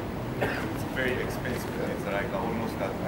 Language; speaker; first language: English; non-native, learner; Japanese